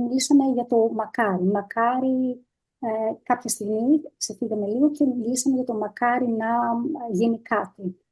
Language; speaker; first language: Greek; early bilingual, heritage; Greek